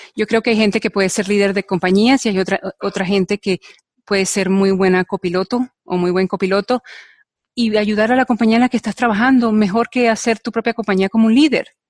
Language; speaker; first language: Spanish; native; Spanish